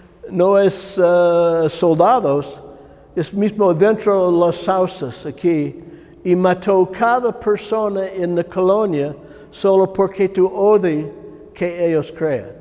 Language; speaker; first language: Spanish; non-native, learner; English